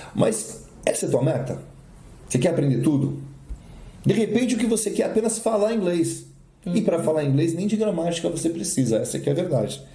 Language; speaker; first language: Portuguese; native; Portuguese